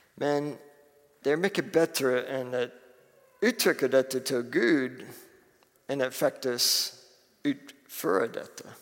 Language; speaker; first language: Swedish; non-native, fluent; English